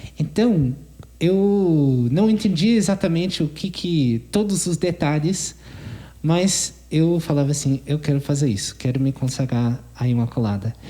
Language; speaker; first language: Portuguese; non-native, fluent; English